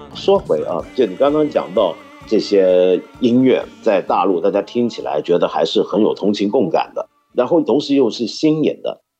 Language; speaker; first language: Chinese; non-native, local second language; Cantonese